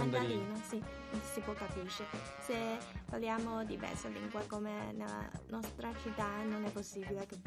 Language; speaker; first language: Italian; non-native, learner; Chinese